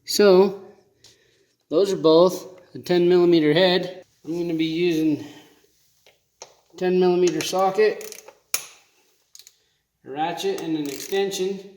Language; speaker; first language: English; native; English